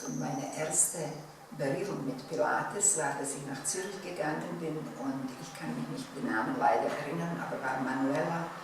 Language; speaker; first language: German; non-native, fluent; Bosnian